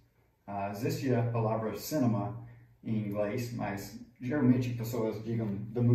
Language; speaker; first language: Portuguese; non-native, fluent; English